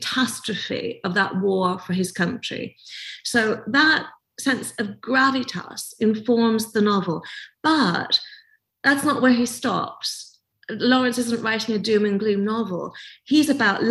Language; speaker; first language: English; native; English